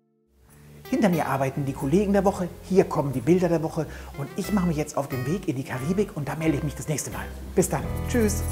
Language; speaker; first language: German; native; German